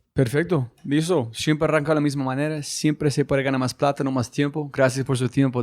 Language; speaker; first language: Spanish; non-native, fluent; English